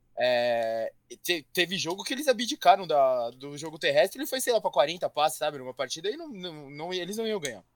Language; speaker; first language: Portuguese; native; Portuguese